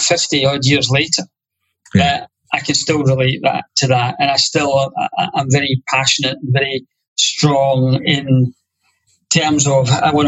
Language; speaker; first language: English; native; English